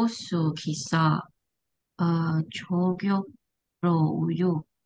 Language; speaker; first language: Korean; non-native, learner; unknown